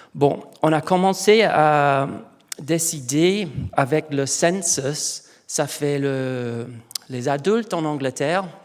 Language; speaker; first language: French; non-native, learner; English